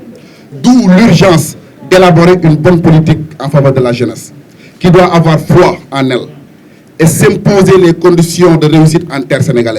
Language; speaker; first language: French; non-native, local second language; Wolof